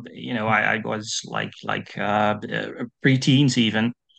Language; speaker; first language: English; non-native, fluent; Dutch